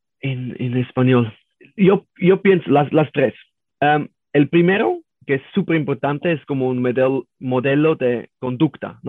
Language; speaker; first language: Spanish; non-native, learner; German